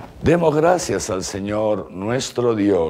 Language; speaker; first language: Spanish; native; Spanish